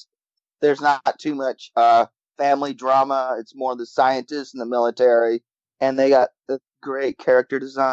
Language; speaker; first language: English; native; English